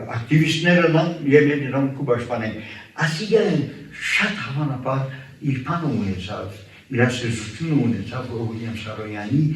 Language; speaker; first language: Armenian; early bilingual, heritage; Armenian